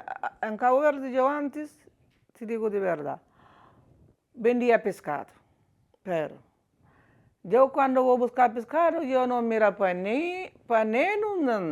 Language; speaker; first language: Spanish; non-native, learner; Kabuverdianu